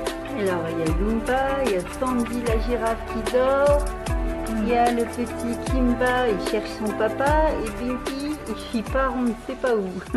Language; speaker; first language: French; native; French